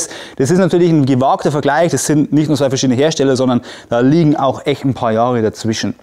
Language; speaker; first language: German; native; German